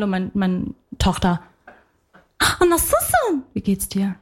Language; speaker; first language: German; early bilingual, other home language; Arabic